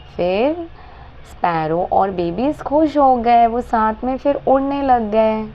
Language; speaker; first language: Hindi; non-native, local second language; Marathi